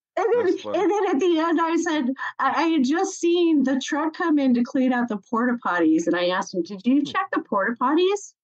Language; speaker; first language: English; native; English